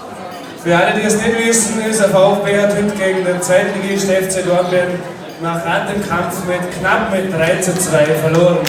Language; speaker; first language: German; native; German